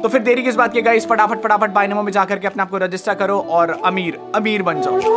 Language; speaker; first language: Hindi; native; Hindi